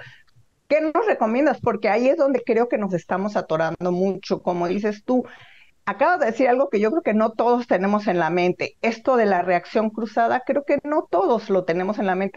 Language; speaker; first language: Spanish; native; Spanish